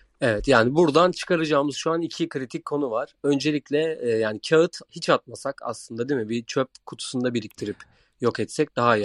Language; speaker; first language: Turkish; native; Turkish